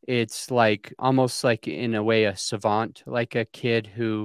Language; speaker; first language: English; native; English